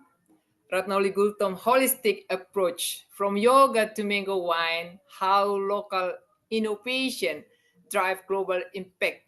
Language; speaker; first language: English; non-native, learner; Indonesian